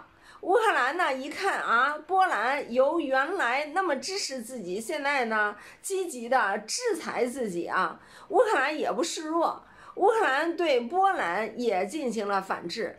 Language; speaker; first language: Chinese; native; Chinese